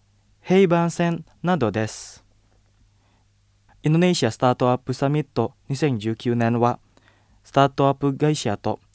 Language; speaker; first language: Japanese; non-native, fluent; Indonesian